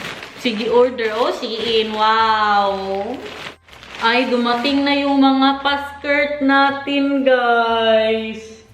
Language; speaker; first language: Filipino; non-native, local second language; Cebuano